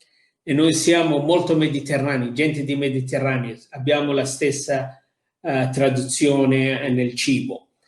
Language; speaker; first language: Italian; non-native, fluent; Arabic